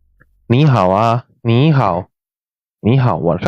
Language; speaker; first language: Chinese; non-native, learner; Filipino